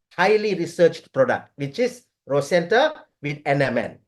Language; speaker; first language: English; non-native, local second language; Tamil